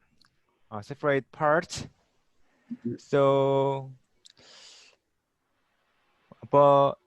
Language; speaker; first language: English; non-native, learner; Korean